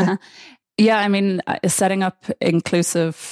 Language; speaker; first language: English; native; English